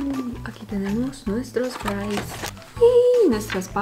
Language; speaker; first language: Spanish; native; Spanish